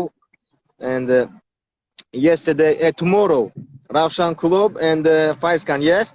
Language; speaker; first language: English; non-native, learner; Tajik